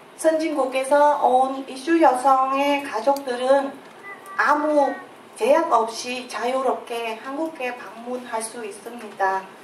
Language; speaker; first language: Korean; non-native, learner; Vietnamese